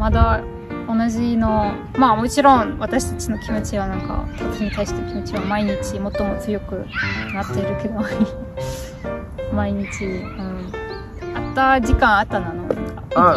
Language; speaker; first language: Japanese; non-native, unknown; Russian